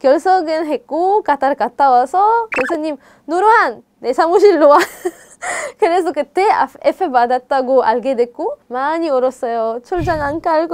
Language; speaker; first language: Korean; non-native, fluent; Arabic